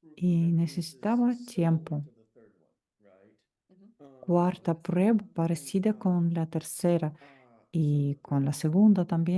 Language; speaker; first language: Spanish; non-native, fluent; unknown